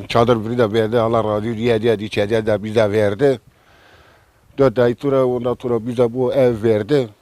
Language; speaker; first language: Turkish; non-native, local second language; Kurdish